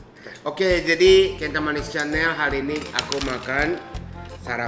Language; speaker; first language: Indonesian; non-native, fluent; Japanese